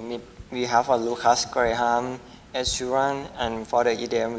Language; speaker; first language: English; non-native, learner; Thai